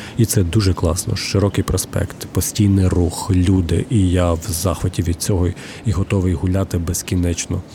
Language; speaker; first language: Ukrainian; native; Ukrainian